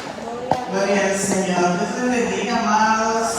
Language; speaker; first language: Spanish; native; Spanish